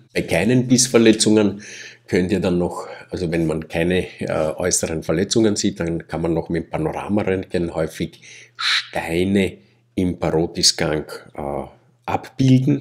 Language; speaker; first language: German; native; German